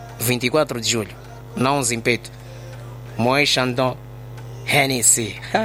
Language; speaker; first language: Portuguese; native; Portuguese